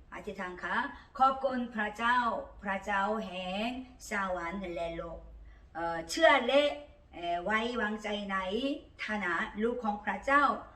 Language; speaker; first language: Thai; non-native, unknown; Korean